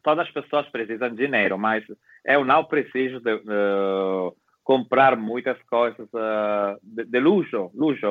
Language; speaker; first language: Portuguese; non-native, fluent; Italian